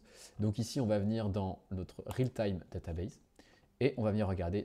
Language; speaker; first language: French; native; French